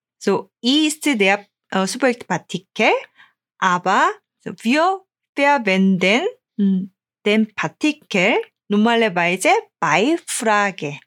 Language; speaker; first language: German; non-native, fluent; Korean